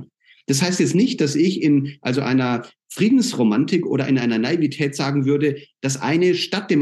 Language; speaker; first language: German; native; German